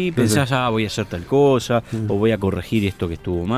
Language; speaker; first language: Spanish; native; Spanish